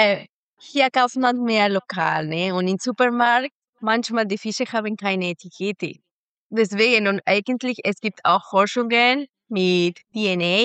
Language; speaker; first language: German; non-native, fluent; Spanish